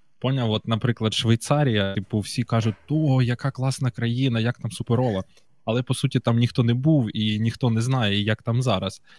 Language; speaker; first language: Ukrainian; native; Ukrainian